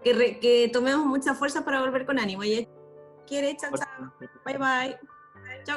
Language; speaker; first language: Spanish; native; Spanish